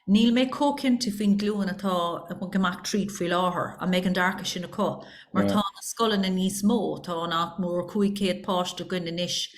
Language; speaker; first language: Irish; non-native, local second language; English